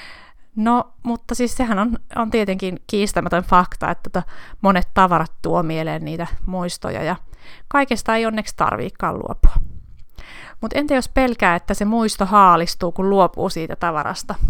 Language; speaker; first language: Finnish; native; Finnish